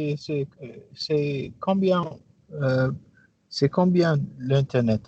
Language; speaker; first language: French; non-native, learner; English